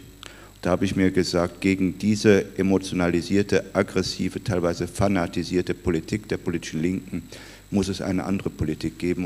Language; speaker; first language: German; native; German